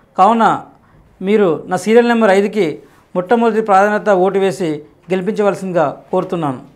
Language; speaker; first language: Telugu; native; Telugu